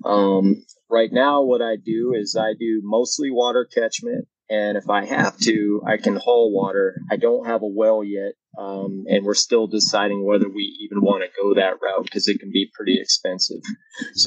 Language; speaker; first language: English; native; English